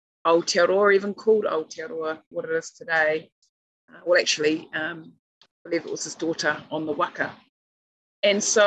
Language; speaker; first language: English; native; English